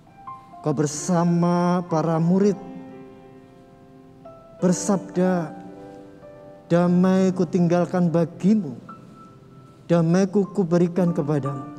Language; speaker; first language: Indonesian; native; Indonesian